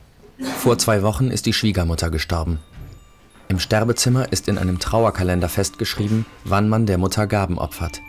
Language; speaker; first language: German; native; German